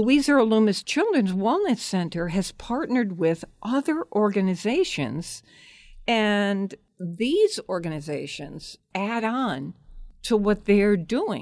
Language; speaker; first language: English; native; English